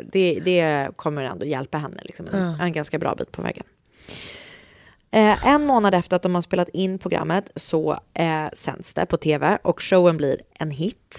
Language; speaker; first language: Swedish; native; Swedish